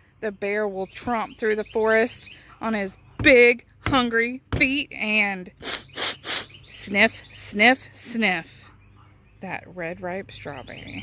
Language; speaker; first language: English; native; English